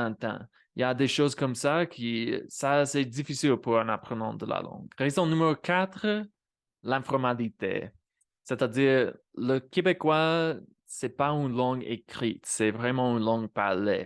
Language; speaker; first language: French; non-native, fluent; English